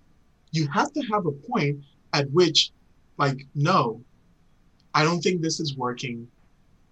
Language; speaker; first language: English; non-native, local second language; Akan